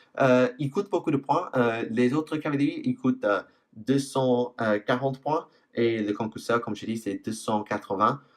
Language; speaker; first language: French; non-native, fluent; English